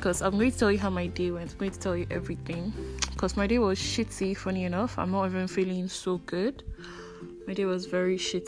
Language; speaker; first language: English; non-native, local second language; Igbo